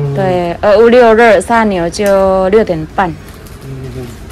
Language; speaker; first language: Chinese; non-native, fluent; Indonesian